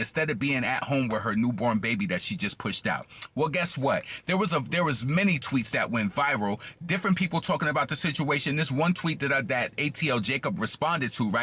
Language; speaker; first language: English; native; English